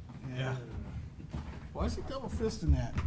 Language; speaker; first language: English; native; English